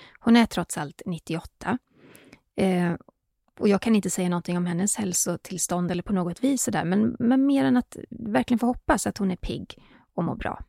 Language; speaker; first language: Swedish; native; Swedish